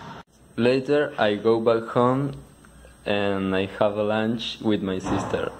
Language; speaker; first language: English; non-native, learner; Spanish